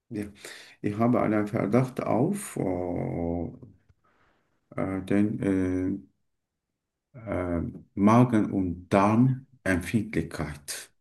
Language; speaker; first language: German; non-native, learner; Turkish